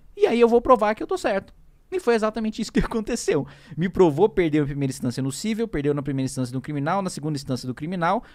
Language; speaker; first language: Portuguese; native; Portuguese